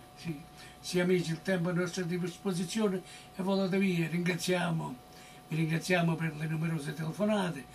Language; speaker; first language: Italian; early bilingual, heritage; Italian